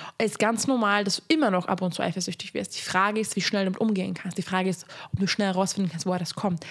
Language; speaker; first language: German; non-native, fluent; Hungarian